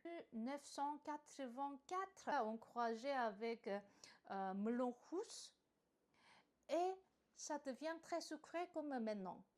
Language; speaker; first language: French; non-native, learner; Korean